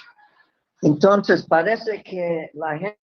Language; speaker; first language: Spanish; non-native, fluent; English